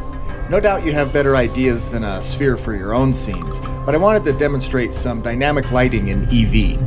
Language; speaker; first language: English; native; English